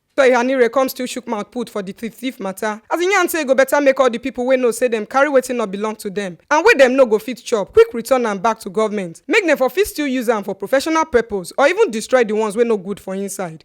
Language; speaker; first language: Nigerian Pidgin; native; Nigerian Pidgin